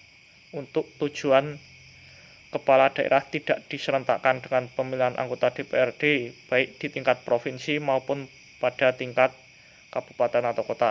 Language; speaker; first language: Indonesian; native; Indonesian